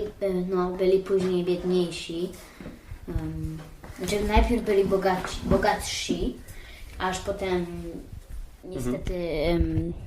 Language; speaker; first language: Polish; early bilingual, heritage; Polish